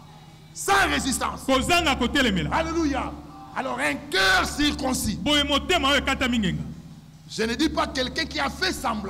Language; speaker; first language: French; non-native, local second language; Lingala